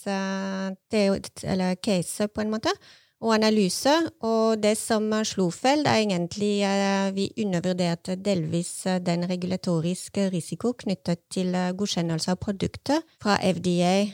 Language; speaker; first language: Norwegian; non-native, fluent; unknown